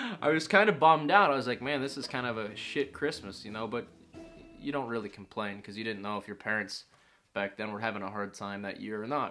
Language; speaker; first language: English; native; English